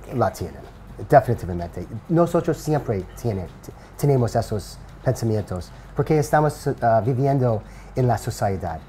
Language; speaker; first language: Spanish; non-native, learner; English